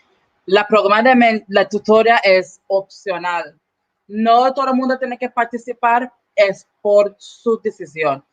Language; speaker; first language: Spanish; non-native, learner; English